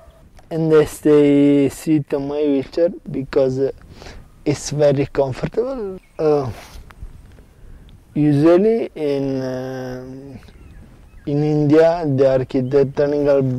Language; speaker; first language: English; non-native, learner; Italian